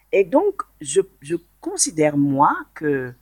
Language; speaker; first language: French; non-native, local second language; Wolof